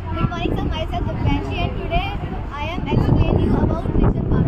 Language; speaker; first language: English; non-native, learner; Hindi